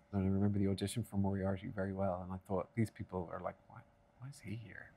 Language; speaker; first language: English; native; English